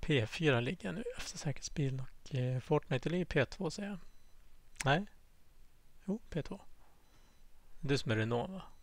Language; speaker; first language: Swedish; native; Swedish